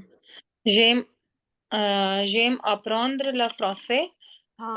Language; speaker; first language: French; non-native, learner; Hindi